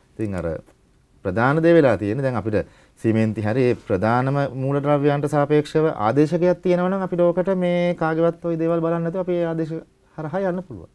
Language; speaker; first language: Sinhala; native; Sinhala